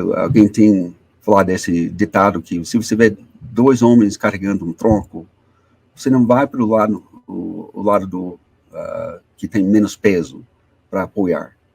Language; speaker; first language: Portuguese; non-native, fluent; English